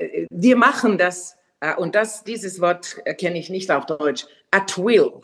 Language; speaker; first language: German; non-native, fluent; Finnish